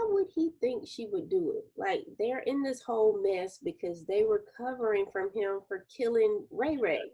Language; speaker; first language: English; native; English